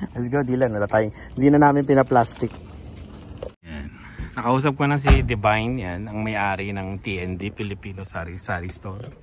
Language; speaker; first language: Filipino; native; Filipino